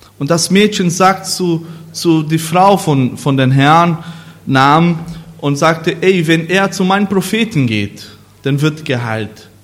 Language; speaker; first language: German; non-native, learner; Portuguese